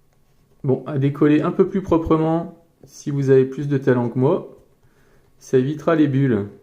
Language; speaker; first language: French; native; French